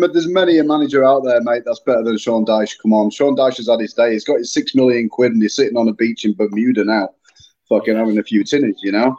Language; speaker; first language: English; native; English